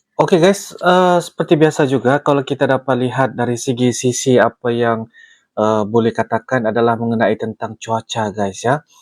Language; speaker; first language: Malay; native; Malay